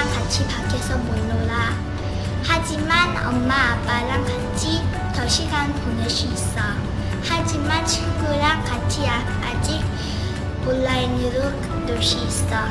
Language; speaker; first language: Korean; early bilingual, heritage; Korean